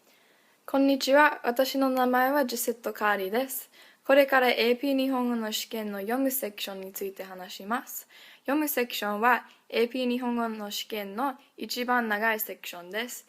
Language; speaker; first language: Japanese; non-native, learner; English